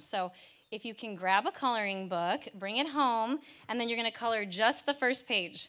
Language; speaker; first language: English; native; English